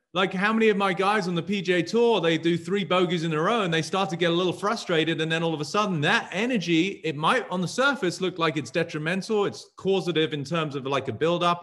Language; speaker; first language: English; native; English